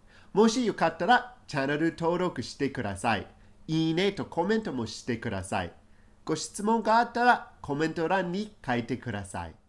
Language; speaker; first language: Japanese; non-native, fluent; English